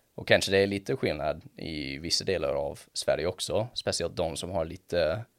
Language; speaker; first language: Swedish; non-native, fluent; English